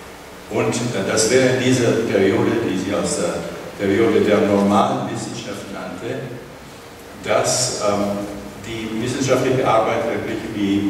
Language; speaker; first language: German; non-native, fluent; Czech